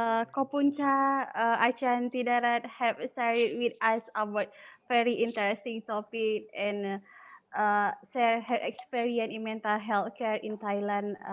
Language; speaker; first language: English; non-native, learner; Indonesian